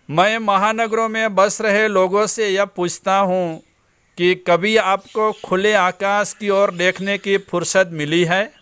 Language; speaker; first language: Hindi; non-native, local second language; Gujarati